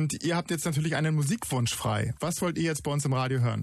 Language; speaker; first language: German; native; German